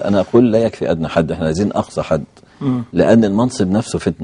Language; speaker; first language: Arabic; native; Arabic